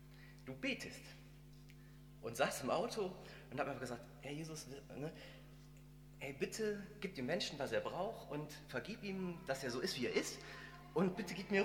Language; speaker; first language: German; native; German